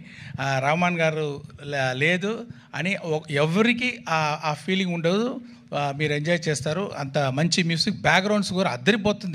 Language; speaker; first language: Telugu; non-native, local second language; Tamil